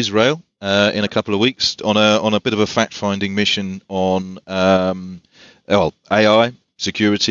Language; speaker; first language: English; native; English